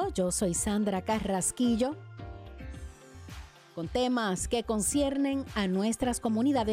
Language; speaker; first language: Spanish; native; Spanish